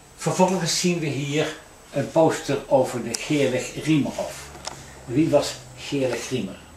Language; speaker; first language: Dutch; native; Dutch